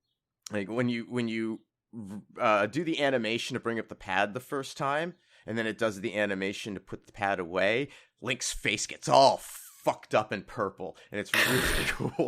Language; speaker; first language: English; native; English